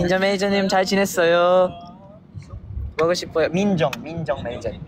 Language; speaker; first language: Korean; non-native, learner; Filipino